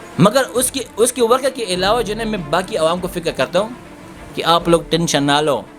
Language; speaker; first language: Urdu; non-native, local second language; Pashto